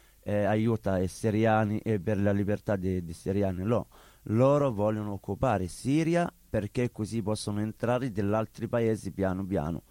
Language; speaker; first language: Italian; non-native, learner; Arabic